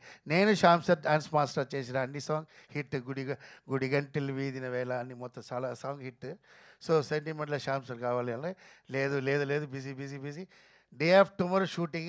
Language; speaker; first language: Telugu; non-native, fluent; Tamil